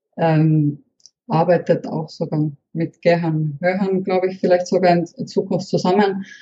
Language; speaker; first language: German; non-native, fluent; Estonian